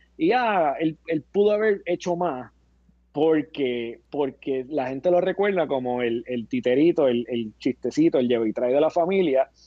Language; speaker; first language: Spanish; native; Spanish